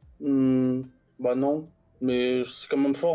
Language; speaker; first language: French; native; French